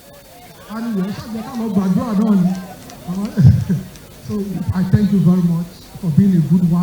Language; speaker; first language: English; non-native, local second language; Yoruba